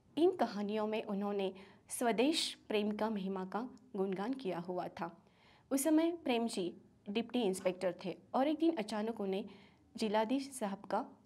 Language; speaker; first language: Hindi; non-native, local second language; Marathi